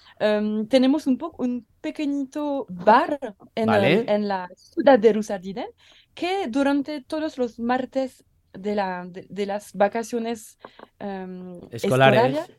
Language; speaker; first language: Spanish; non-native, learner; French